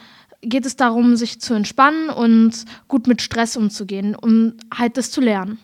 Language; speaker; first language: German; native; German